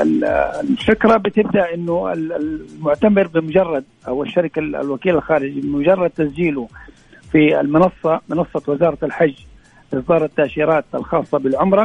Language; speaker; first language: Arabic; native; Arabic